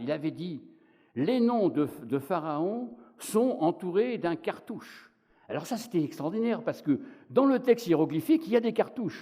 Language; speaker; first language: French; native; French